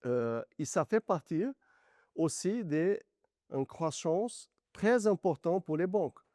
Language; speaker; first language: French; non-native, fluent; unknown